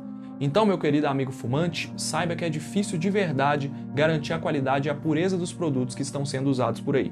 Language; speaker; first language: Portuguese; native; Portuguese